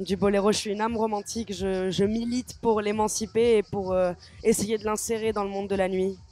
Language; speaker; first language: French; native; French